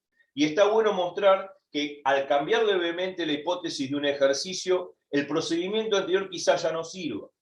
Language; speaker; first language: Spanish; native; Spanish